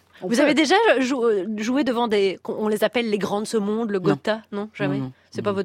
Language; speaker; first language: French; native; French